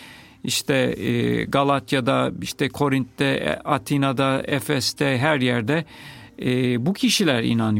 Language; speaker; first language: Turkish; non-native, fluent; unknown